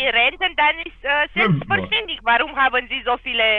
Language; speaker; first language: German; non-native, learner; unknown